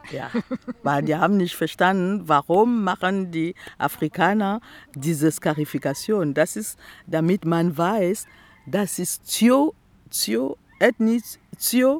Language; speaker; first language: German; non-native, fluent; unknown